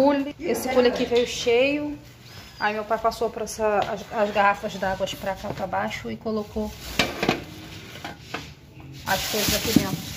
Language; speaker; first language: Portuguese; native; Portuguese